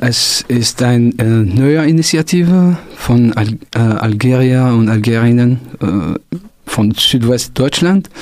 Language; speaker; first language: German; non-native, local second language; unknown